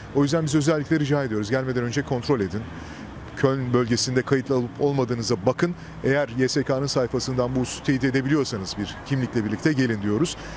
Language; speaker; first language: Turkish; native; Turkish